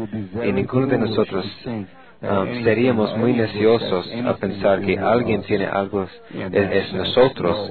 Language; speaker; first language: Spanish; non-native, fluent; English